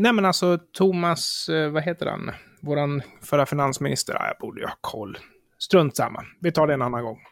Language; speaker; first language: Swedish; native; Swedish